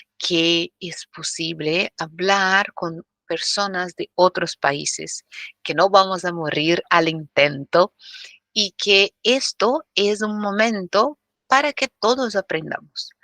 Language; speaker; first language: Spanish; non-native, fluent; Portuguese